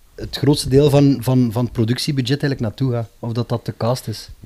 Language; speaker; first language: Dutch; native; Dutch